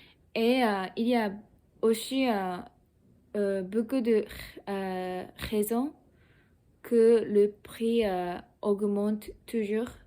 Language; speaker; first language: French; non-native, learner; Japanese